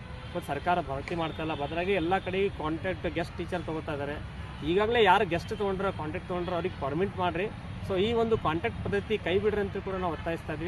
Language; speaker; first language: Kannada; native; Kannada